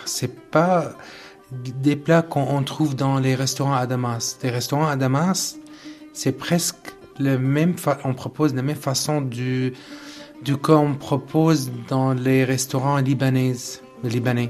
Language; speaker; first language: French; non-native, learner; Arabic